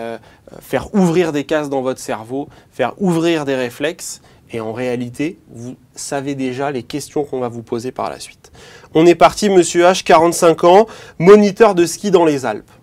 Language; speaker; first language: French; native; French